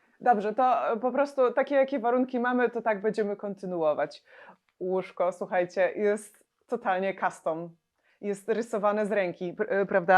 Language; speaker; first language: Polish; native; Polish